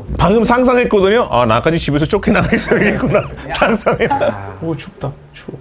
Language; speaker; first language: Korean; non-native, fluent; Hindi